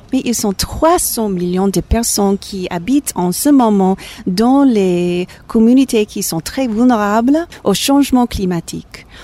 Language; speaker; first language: French; non-native, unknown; English